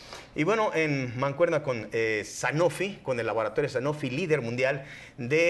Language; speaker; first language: Spanish; native; Spanish